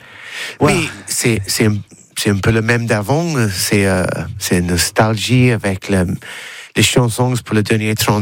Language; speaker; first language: French; non-native, learner; English